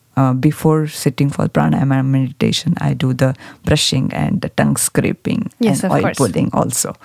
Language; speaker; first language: English; non-native, local second language; Marathi